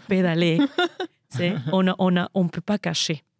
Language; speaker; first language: French; non-native, fluent; Spanish